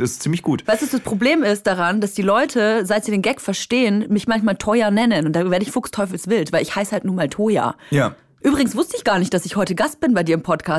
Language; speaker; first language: German; native; German